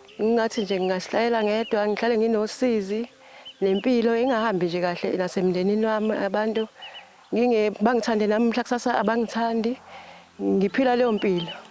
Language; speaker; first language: Zulu; native; Zulu